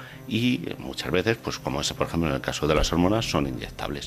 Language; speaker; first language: Spanish; native; Spanish